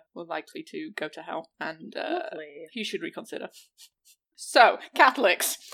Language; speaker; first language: English; native; English